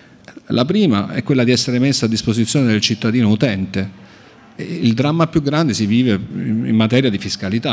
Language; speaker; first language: Italian; native; Italian